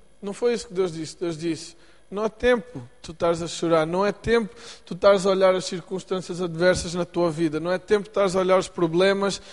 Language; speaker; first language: Portuguese; native; Portuguese